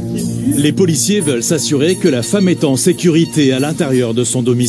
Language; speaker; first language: French; native; French